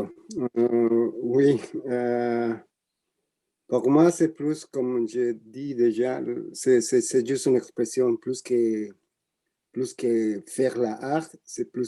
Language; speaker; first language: French; non-native, learner; Spanish